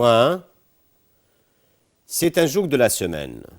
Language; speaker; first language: French; non-native, fluent; Arabic